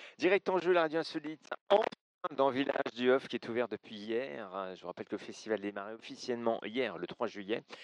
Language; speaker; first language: French; native; French